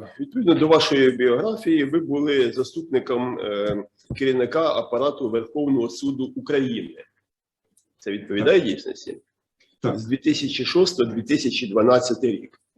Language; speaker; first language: Ukrainian; native; Ukrainian